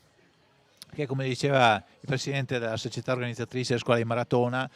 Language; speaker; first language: Italian; native; Italian